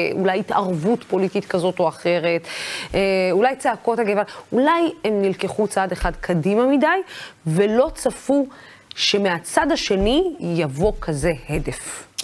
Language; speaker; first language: Hebrew; non-native, local second language; Arabic